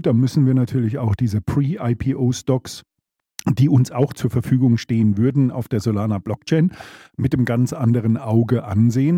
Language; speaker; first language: German; native; German